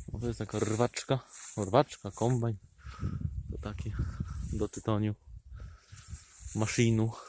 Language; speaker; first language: Polish; native; Polish